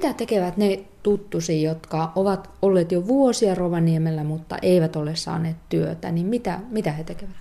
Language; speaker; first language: Finnish; native; Finnish